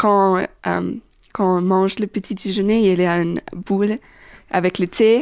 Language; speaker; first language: French; non-native, learner; German